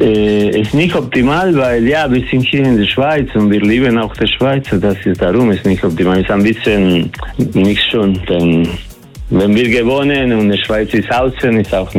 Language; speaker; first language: German; non-native, fluent; Spanish